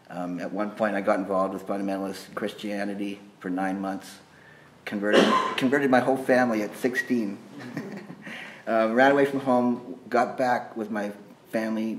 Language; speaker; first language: English; native; English